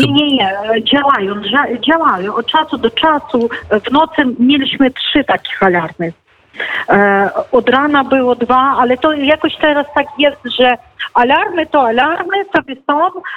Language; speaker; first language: Polish; non-native, fluent; Ukrainian